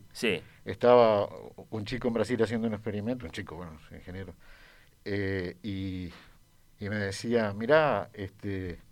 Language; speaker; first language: Spanish; native; Spanish